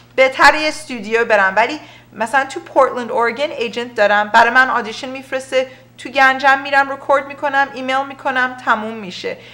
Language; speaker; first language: Persian; early bilingual, heritage; Persian